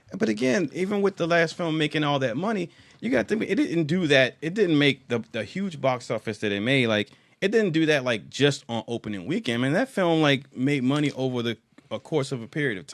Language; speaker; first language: English; native; English